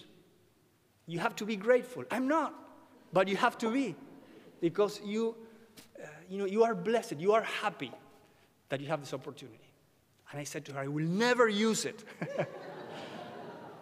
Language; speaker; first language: English; non-native, fluent; Spanish